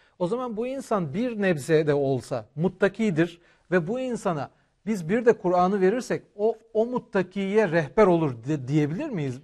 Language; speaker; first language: Turkish; native; Turkish